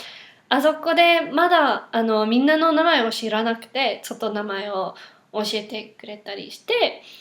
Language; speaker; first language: Japanese; non-native, fluent; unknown